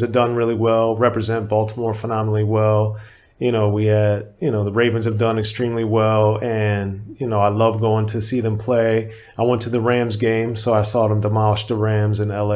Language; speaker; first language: English; native; English